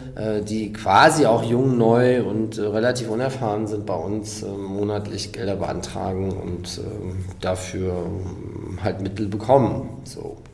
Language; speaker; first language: German; native; German